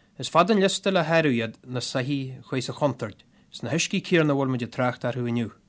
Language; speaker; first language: Irish; native; Irish